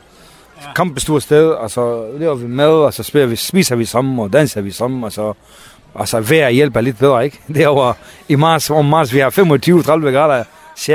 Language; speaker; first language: Danish; non-native, learner; Kurdish